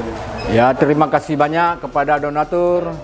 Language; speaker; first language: Indonesian; non-native, local second language; Achinese